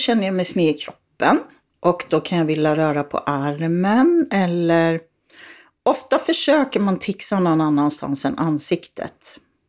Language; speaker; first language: Swedish; native; Swedish